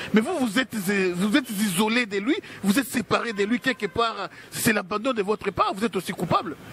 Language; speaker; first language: French; non-native, local second language; Lingala